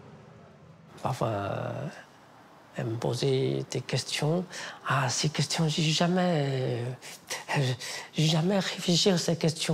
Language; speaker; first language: French; non-native, fluent; Chinese